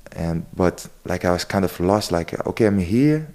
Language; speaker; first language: English; non-native, learner; Portuguese